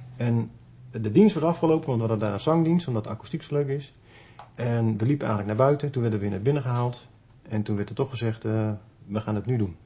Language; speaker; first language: Dutch; native; Dutch